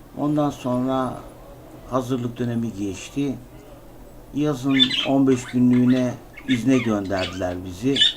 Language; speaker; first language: Turkish; native; Turkish